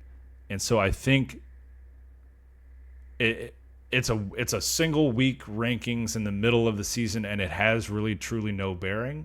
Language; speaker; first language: English; native; English